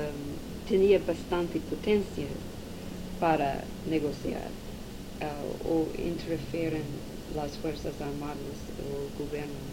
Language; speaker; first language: Spanish; non-native, learner; English